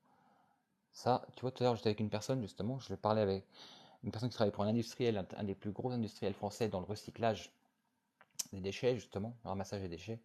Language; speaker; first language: French; native; French